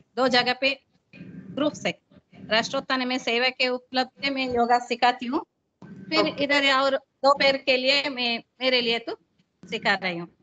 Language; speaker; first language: Hindi; non-native, local second language; Telugu